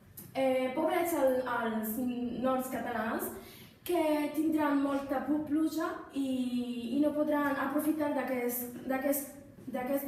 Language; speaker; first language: Catalan; non-native, learner; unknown